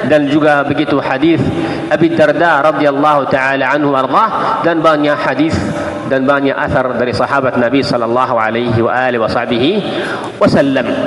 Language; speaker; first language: Indonesian; non-native, fluent; Arabic